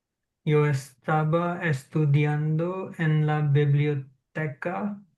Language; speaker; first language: Spanish; non-native, learner; English